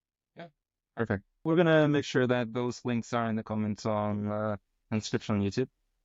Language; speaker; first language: English; non-native, fluent; Norwegian